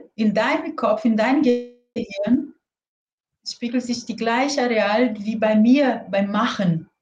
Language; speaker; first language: German; non-native, fluent; Portuguese